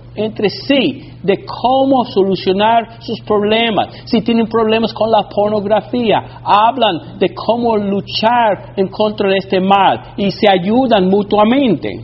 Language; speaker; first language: Spanish; non-native, fluent; English